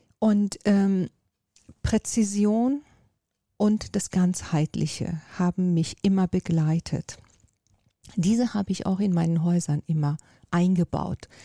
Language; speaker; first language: German; non-native, fluent; Persian